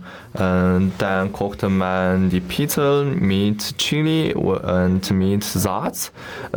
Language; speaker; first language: German; non-native, learner; Chinese